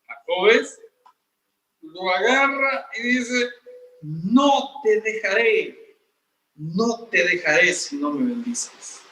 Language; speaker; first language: Spanish; native; Spanish